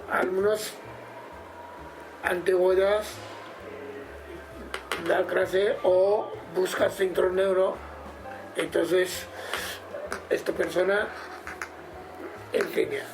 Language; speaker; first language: Spanish; non-native, learner; Japanese